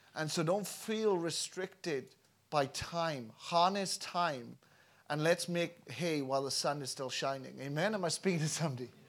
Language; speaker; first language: English; native; English